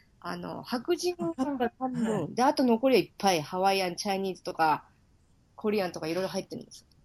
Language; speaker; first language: Japanese; native; Japanese